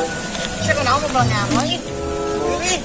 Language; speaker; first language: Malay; non-native, local second language; Sundanese